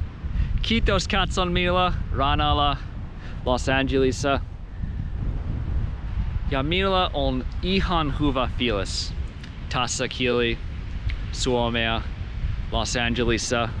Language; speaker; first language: Finnish; non-native, learner; English